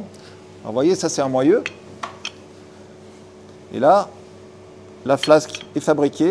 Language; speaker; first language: French; native; French